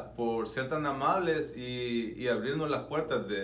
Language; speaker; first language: Spanish; native; Spanish